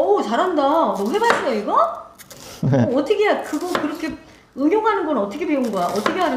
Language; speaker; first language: Korean; native; Korean